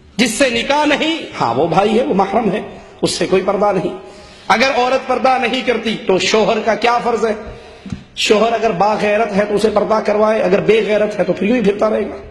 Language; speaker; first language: Urdu; non-native, local second language; Punjabi